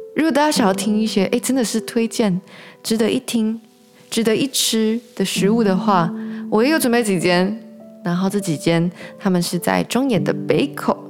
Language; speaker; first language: Chinese; native; Chinese